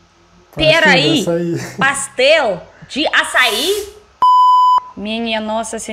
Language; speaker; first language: Portuguese; non-native, learner; Russian